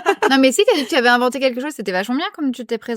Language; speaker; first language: French; native; French